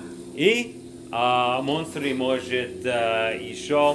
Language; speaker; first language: Russian; non-native, learner; English